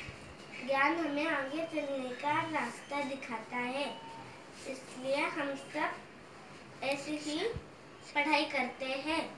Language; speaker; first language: Hindi; non-native, local second language; Marathi